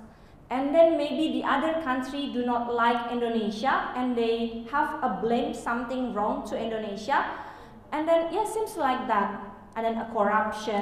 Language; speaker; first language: English; non-native, learner; Indonesian